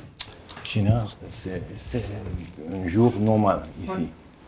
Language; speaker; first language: French; non-native, learner; Dutch